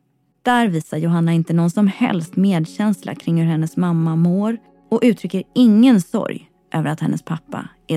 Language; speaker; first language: Swedish; native; Swedish